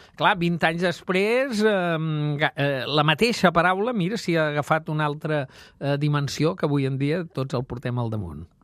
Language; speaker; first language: Catalan; native; Catalan